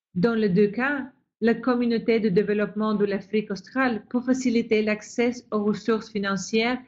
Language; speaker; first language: French; non-native, fluent; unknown